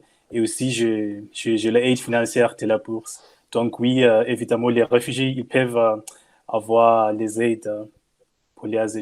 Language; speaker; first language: French; non-native, fluent; English